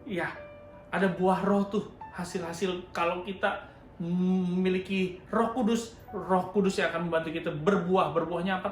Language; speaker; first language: Indonesian; native; Indonesian